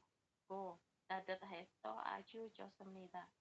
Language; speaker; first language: Korean; non-native, learner; Indonesian